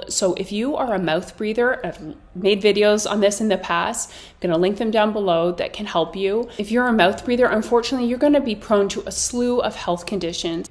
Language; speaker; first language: English; native; English